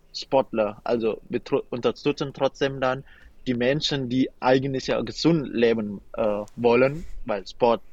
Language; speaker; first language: German; non-native, fluent; Indonesian